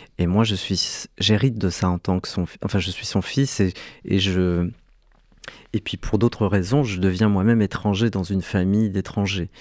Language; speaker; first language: French; early bilingual, other home language; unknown